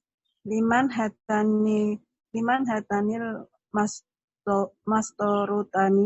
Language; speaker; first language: Indonesian; native; Indonesian